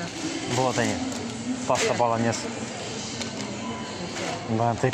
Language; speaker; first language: Russian; non-native, learner; Azerbaijani